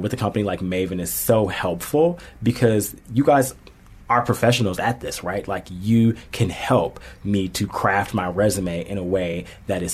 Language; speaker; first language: English; native; English